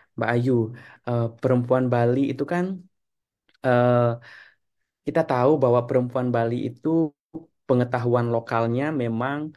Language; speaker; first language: Indonesian; native; Indonesian